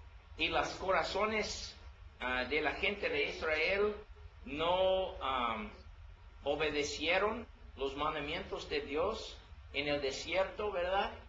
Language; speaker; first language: Spanish; non-native, learner; English